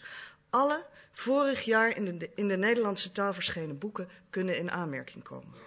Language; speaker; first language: Dutch; native; Dutch